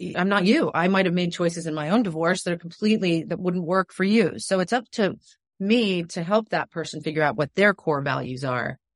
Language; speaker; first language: English; native; English